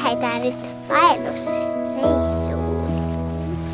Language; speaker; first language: Finnish; early bilingual, heritage; Finnish